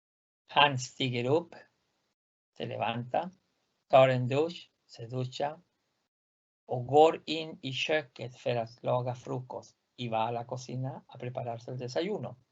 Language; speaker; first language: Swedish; non-native, fluent; Spanish